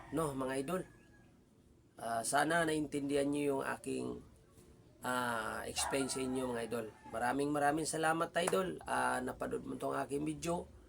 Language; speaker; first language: Filipino; non-native, local second language; Cebuano